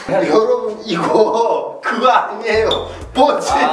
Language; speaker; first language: Korean; early bilingual, heritage; Korean